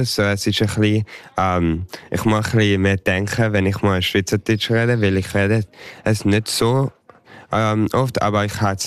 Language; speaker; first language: German; early bilingual, heritage; English